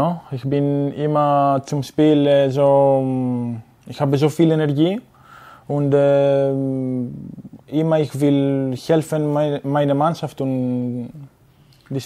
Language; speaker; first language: German; non-native, learner; Greek